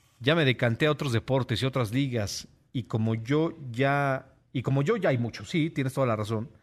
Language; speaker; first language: Spanish; native; Spanish